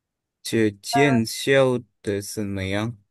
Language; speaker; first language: Chinese; non-native, learner; Indonesian